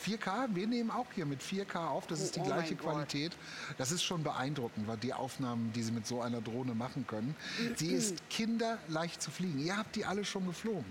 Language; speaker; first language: German; native; German